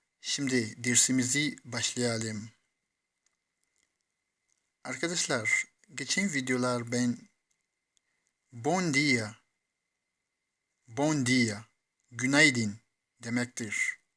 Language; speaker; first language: Turkish; non-native, fluent; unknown